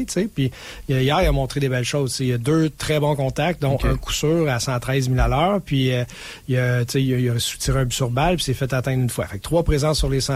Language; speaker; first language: French; native; French